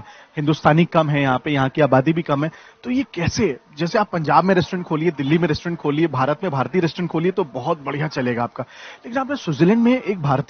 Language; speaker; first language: Hindi; native; Hindi